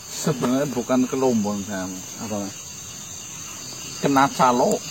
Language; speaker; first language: Indonesian; native; Indonesian